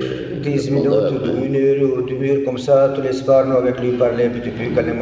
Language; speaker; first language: French; non-native, learner; Turkish